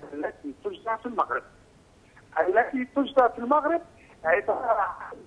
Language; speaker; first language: Arabic; native; Arabic